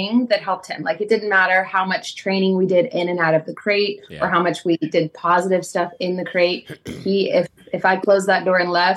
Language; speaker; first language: English; native; English